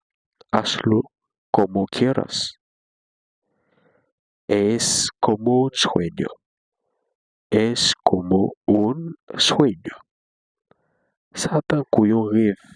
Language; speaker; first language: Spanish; non-native, fluent; Haitian Creole